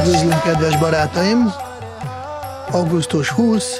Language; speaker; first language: Hungarian; non-native, fluent; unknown